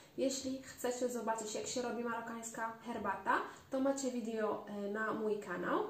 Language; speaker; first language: Polish; non-native, learner; Arabic